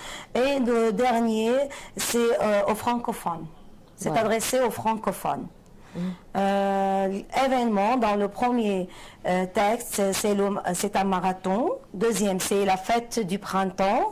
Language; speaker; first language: French; non-native, fluent; Arabic